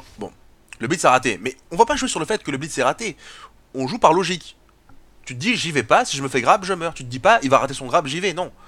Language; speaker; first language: French; native; French